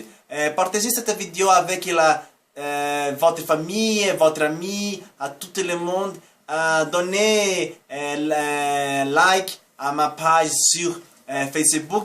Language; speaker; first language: French; non-native, learner; Portuguese